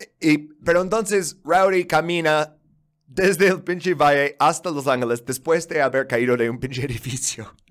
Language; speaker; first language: Spanish; non-native, fluent; English